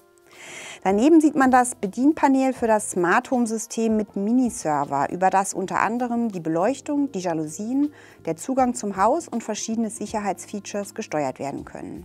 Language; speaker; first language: German; native; German